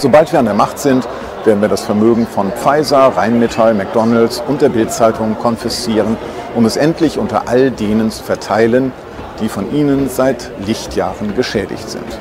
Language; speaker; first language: German; native; German